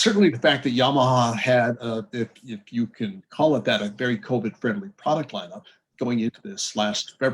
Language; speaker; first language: English; native; English